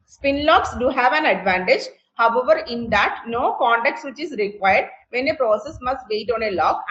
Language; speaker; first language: English; non-native, local second language; Malayalam